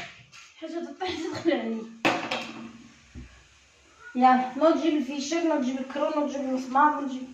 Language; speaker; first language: Arabic; native; Arabic